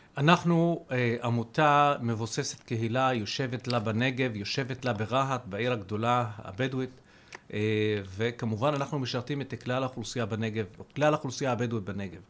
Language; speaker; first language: Hebrew; non-native, local second language; Arabic